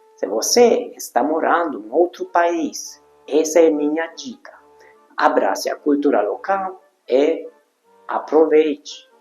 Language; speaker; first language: Portuguese; non-native, fluent; Hungarian